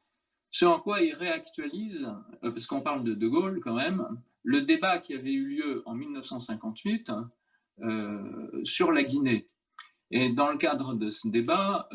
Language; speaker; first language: French; native; French